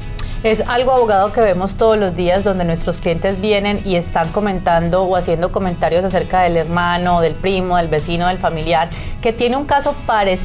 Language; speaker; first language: Spanish; native; Spanish